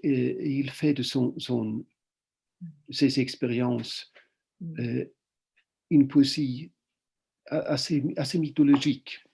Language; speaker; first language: French; non-native, fluent; Swedish